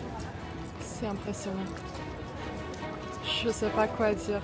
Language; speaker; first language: French; non-native, fluent; Turkish